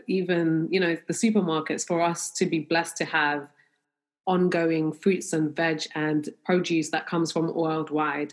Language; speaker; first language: English; native; English